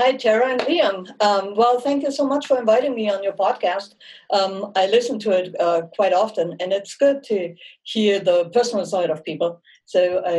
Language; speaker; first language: English; non-native, fluent; German